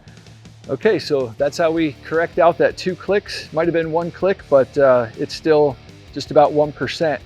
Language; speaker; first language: English; native; English